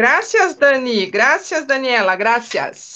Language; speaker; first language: Spanish; non-native, fluent; Portuguese